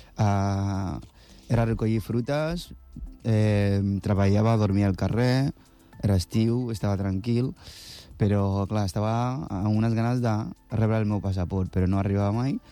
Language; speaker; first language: Catalan; non-native, fluent; Akan